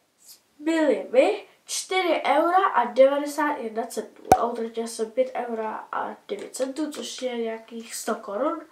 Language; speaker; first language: Czech; early bilingual, heritage; Czech